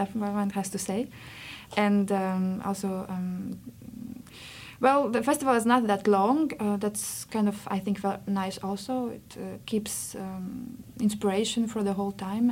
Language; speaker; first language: English; non-native, fluent; Latvian